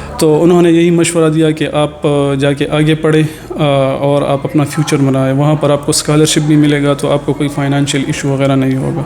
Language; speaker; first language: Urdu; non-native, local second language; Pashto